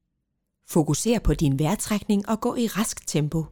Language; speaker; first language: Danish; native; Danish